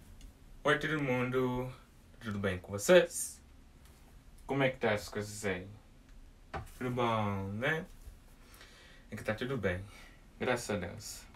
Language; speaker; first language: Portuguese; early bilingual, heritage; English